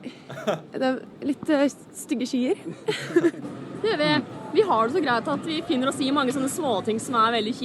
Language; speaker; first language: Norwegian; native; Norwegian